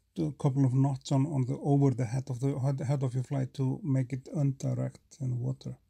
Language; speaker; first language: English; non-native, fluent; Icelandic